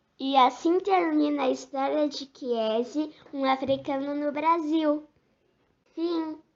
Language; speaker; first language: Portuguese; native; Portuguese